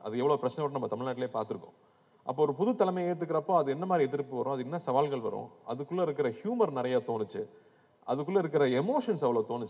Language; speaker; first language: Tamil; native; Tamil